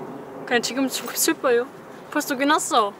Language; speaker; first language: Korean; non-native, fluent; German